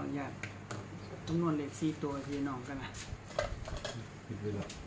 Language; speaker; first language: Thai; non-native, local second language; Lao